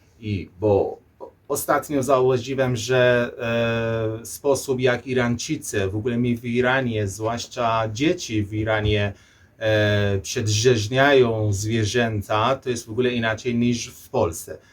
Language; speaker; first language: Polish; non-native, learner; Persian